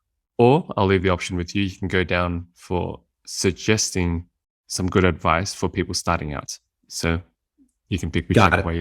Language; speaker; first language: English; native; English